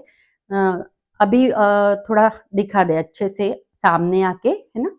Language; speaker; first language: Hindi; non-native, local second language; Marathi